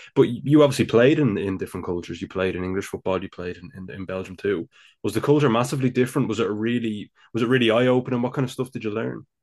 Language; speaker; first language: English; native; English